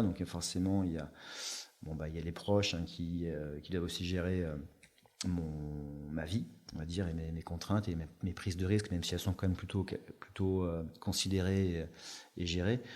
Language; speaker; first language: French; native; French